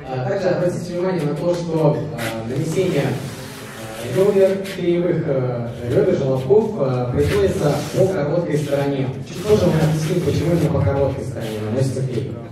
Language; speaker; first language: Russian; native; Russian